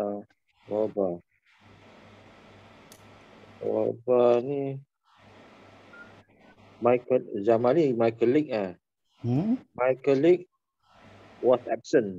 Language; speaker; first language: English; non-native, local second language; Malay